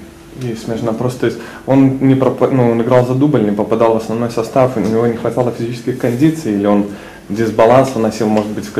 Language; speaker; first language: Russian; native; Russian